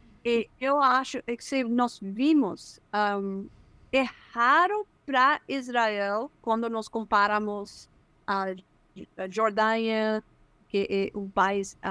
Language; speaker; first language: Portuguese; non-native, fluent; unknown